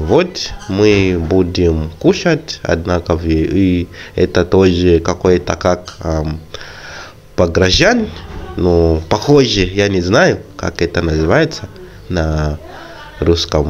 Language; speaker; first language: Russian; non-native, fluent; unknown